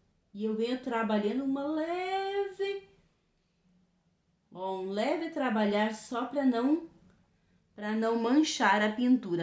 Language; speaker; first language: Portuguese; native; Portuguese